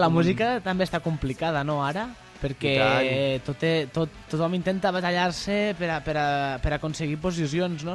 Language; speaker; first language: Catalan; native; Catalan